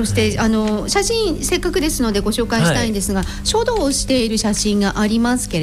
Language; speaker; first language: Japanese; native; Japanese